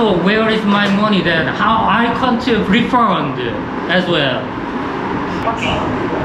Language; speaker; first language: English; non-native, learner; Korean